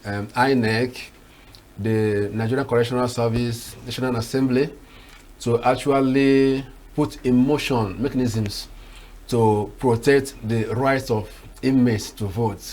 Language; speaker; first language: English; non-native, local second language; Igbo